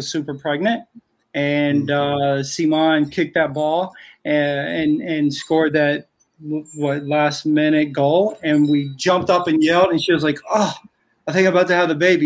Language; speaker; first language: English; native; English